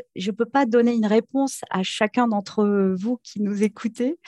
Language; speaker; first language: French; native; French